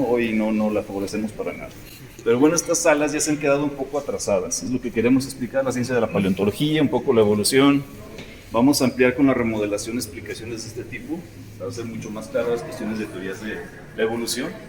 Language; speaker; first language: Spanish; native; Spanish